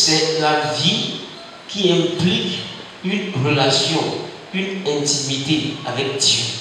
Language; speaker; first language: French; non-native, local second language; Ewe